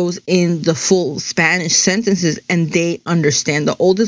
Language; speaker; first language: English; early bilingual, other home language; Spanish